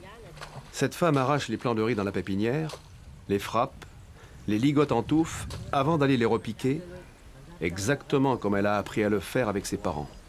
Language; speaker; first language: French; native; French